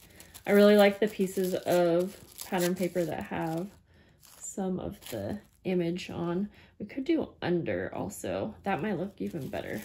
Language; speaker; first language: English; native; English